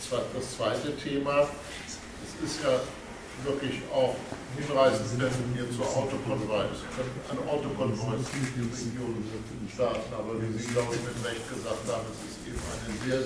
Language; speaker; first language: German; native; German